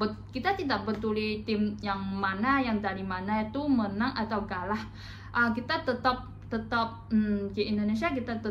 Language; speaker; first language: Indonesian; non-native, fluent; Chinese